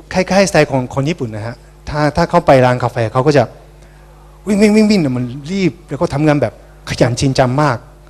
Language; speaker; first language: Thai; non-native, fluent; Japanese